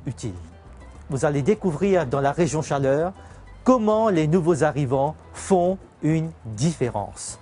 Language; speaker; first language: French; native; French